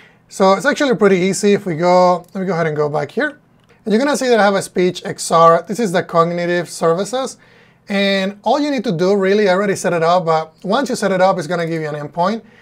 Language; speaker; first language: English; non-native, fluent; Spanish